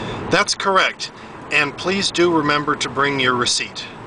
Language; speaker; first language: English; native; English